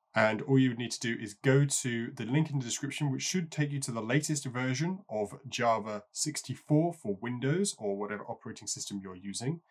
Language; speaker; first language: English; native; English